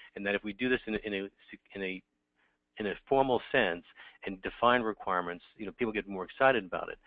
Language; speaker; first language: English; native; English